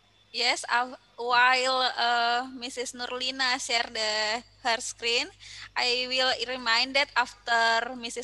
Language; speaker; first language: English; non-native, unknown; Indonesian